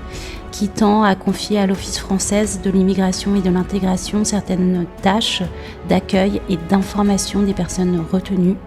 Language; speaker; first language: French; native; French